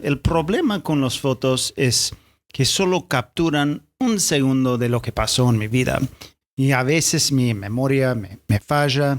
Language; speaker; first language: Spanish; non-native, fluent; English